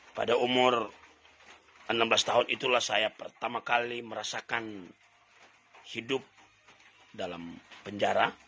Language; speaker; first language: Indonesian; native; Indonesian